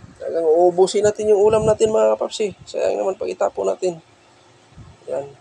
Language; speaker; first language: Filipino; non-native, local second language; Cebuano